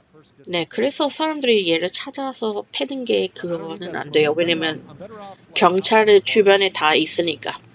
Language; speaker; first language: Korean; non-native, fluent; English